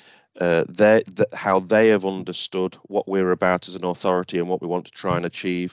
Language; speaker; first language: English; native; English